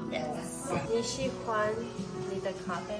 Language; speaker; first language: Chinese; non-native, learner; English